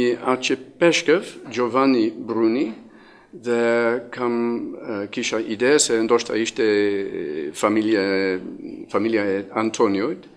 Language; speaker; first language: Albanian; non-native, fluent; English